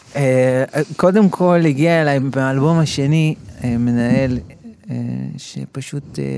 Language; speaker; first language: Hebrew; native; Hebrew